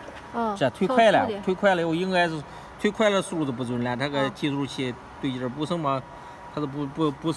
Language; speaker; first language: Chinese; native; Chinese